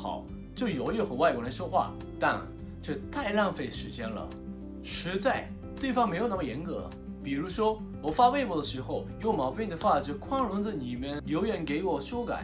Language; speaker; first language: Chinese; non-native, fluent; Japanese